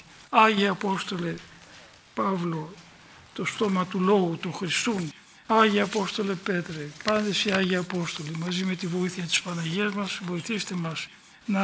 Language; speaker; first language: Greek; native; Greek